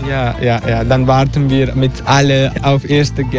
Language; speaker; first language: German; non-native, fluent; Turkish